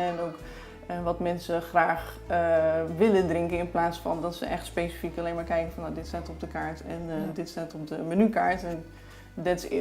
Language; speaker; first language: Dutch; native; Dutch